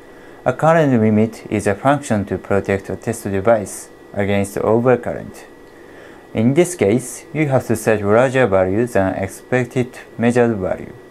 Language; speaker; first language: English; non-native, fluent; Japanese